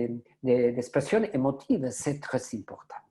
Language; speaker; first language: French; non-native, learner; Spanish